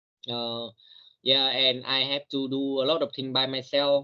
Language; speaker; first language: English; non-native, learner; Vietnamese